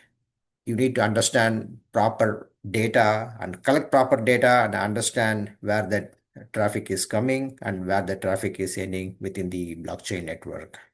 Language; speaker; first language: English; non-native, local second language; Tamil